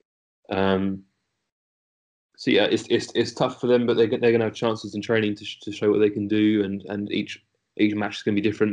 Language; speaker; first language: English; native; English